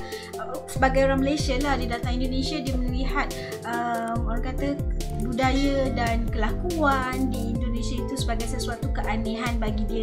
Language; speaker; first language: Malay; native; Malay